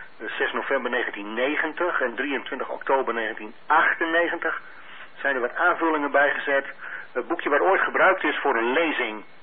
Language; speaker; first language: Dutch; native; Dutch